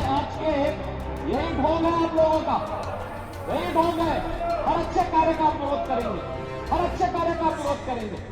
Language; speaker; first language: Hindi; native; Hindi